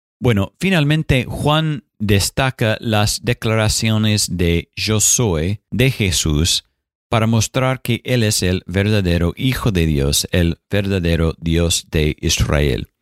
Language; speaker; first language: Spanish; non-native, fluent; English